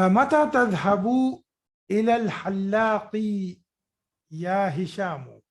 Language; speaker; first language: Arabic; non-native, fluent; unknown